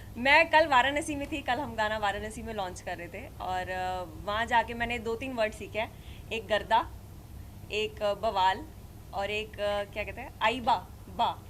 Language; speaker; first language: Hindi; non-native, local second language; Punjabi